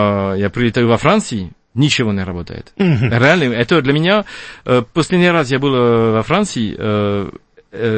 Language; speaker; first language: Russian; non-native, fluent; French